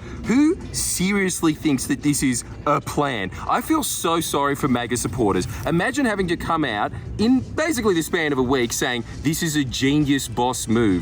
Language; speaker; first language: English; native; English